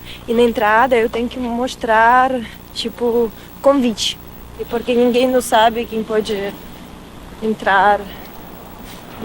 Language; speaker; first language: Portuguese; non-native, fluent; Russian